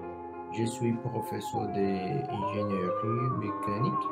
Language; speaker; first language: French; non-native, learner; Portuguese